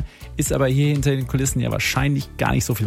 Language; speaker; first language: German; native; German